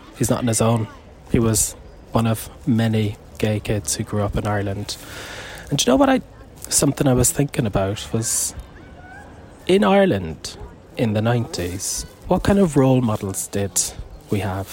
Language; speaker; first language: English; native; English